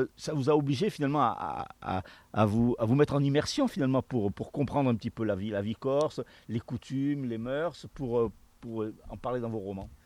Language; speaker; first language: French; native; French